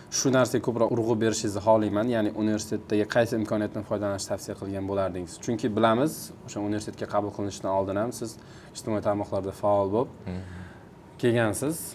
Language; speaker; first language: Uzbek; native; Uzbek